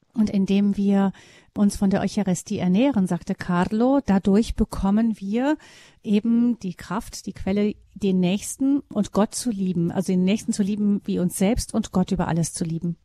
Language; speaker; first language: German; native; German